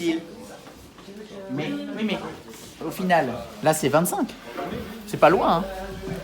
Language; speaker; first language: French; native; French